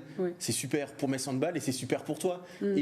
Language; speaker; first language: French; native; French